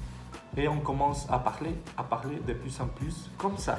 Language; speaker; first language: French; non-native, fluent; Spanish